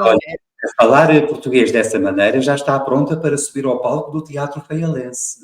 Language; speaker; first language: Portuguese; native; Portuguese